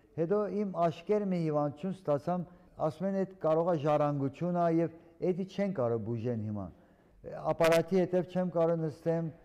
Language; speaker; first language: Armenian; early bilingual, heritage; Armenian